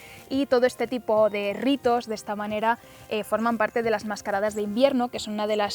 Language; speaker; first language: Spanish; native; Spanish